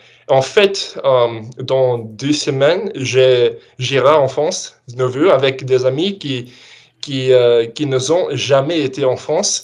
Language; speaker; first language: French; non-native, learner; English